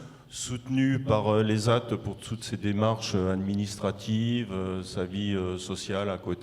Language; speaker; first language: French; native; French